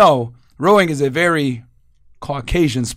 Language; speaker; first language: English; native; English